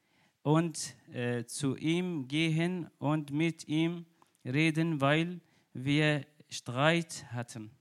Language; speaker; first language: German; non-native, learner; Kurdish